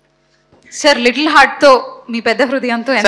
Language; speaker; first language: Telugu; native; Telugu